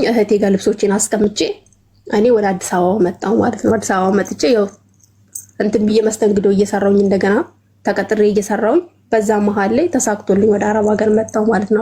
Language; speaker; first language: Amharic; native; Amharic